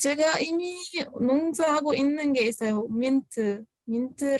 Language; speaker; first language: Korean; non-native, fluent; Arabic